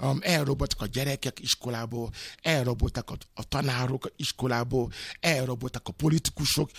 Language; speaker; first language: Hungarian; non-native, fluent; Yoruba